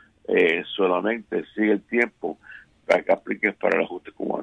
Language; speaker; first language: Spanish; native; Spanish